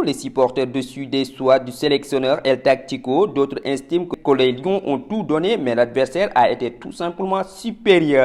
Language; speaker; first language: French; non-native, local second language; Wolof